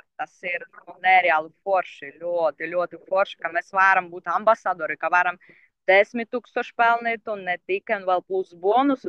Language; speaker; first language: Latvian; non-native, local second language; Russian